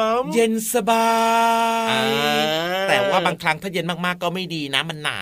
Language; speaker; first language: Thai; native; Thai